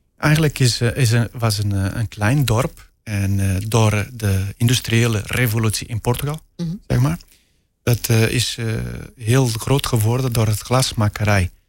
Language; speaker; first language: Dutch; non-native, fluent; Portuguese